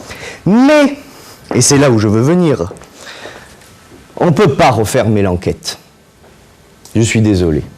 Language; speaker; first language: French; native; French